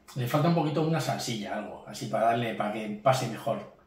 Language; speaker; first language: Spanish; native; Spanish